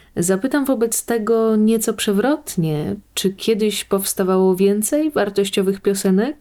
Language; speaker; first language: Polish; native; Polish